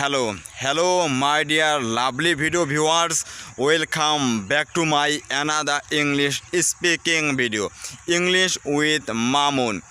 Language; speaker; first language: English; non-native, learner; Bangla